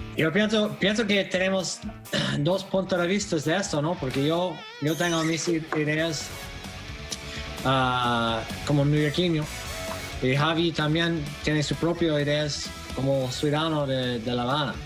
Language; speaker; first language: Spanish; non-native, fluent; English